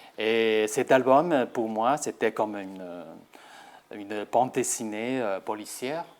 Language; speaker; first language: French; non-native, fluent; Chinese